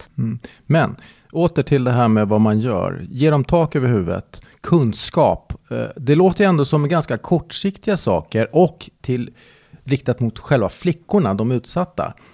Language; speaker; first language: Swedish; native; Swedish